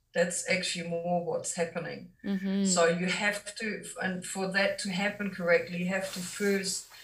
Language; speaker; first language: English; non-native, fluent; German